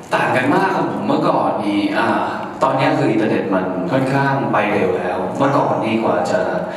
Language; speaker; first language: Thai; early bilingual, heritage; Thai